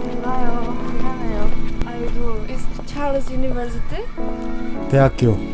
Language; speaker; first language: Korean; non-native, learner; Czech